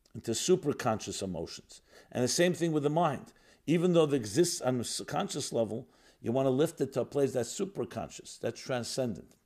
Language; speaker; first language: English; native; English